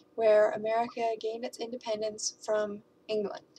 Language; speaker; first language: English; native; English